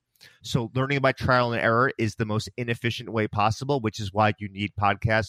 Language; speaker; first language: English; native; English